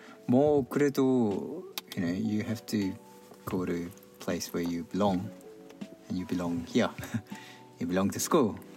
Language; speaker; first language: English; non-native, fluent; Korean